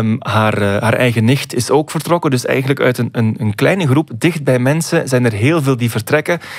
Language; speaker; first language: Dutch; native; Dutch